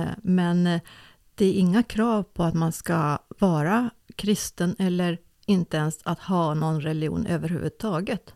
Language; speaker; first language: Swedish; native; Swedish